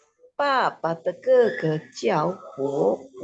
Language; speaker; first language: Chinese; non-native, learner; Indonesian